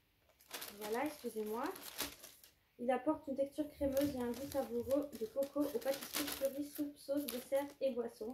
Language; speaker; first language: French; native; French